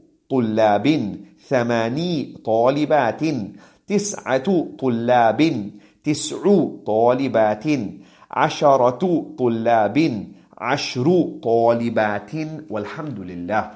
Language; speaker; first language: Arabic; non-native, fluent; English